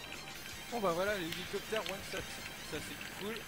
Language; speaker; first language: French; native; French